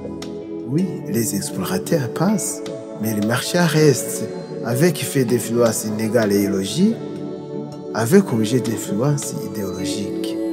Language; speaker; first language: French; non-native, local second language; Rundi